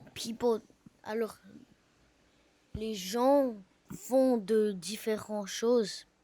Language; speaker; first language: French; non-native, learner; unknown